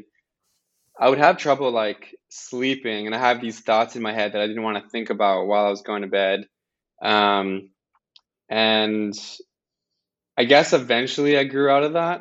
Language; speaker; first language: English; native; English